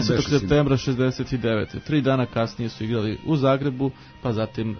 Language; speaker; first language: Croatian; native; Croatian